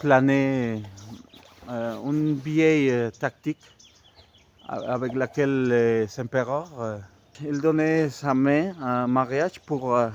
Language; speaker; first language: French; non-native, fluent; Spanish